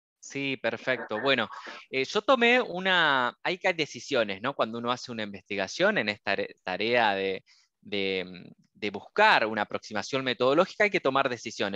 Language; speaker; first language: Spanish; native; Spanish